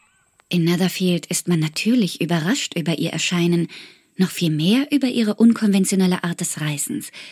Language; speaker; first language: German; native; German